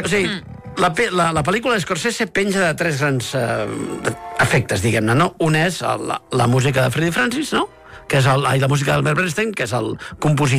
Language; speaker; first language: Catalan; native; Catalan